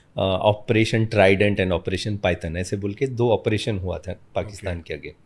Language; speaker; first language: Hindi; non-native, local second language; Malayalam